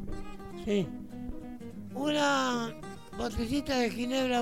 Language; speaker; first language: Spanish; native; Spanish